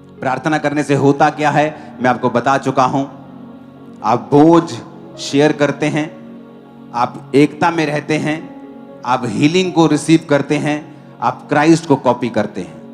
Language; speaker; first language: Hindi; non-native, local second language; Punjabi